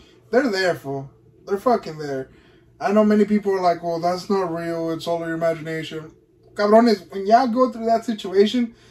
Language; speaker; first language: English; early bilingual, other home language; Spanish